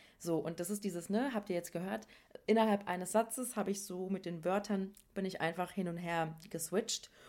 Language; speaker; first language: German; native; German